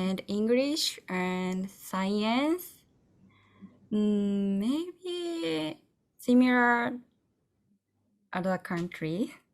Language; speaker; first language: English; non-native, learner; Japanese